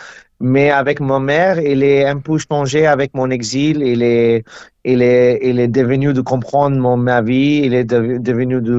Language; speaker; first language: French; non-native, learner; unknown